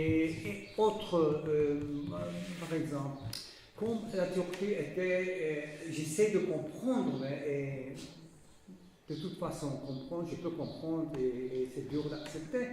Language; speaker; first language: French; non-native, fluent; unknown